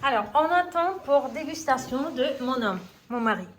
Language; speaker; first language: French; non-native, learner; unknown